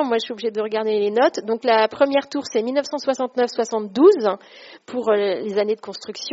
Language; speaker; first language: French; native; French